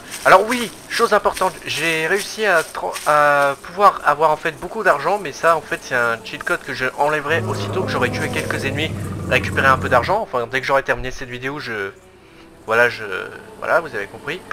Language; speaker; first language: French; native; French